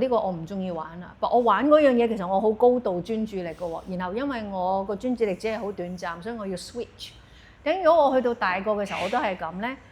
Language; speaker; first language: Cantonese; native; Cantonese